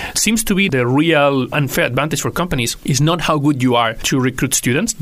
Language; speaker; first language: English; non-native, local second language; Cantonese